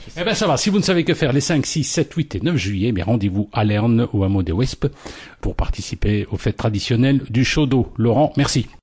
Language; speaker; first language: French; native; French